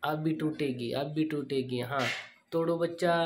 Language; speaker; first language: Hindi; non-native, local second language; Marathi